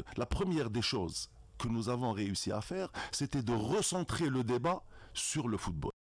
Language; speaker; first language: French; non-native, local second language; Arabic